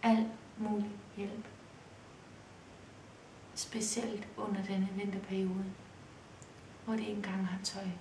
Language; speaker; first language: Danish; early bilingual, other home language; Kurdish